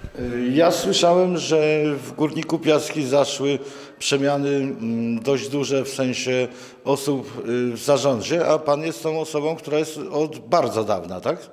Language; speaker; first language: Polish; native; Polish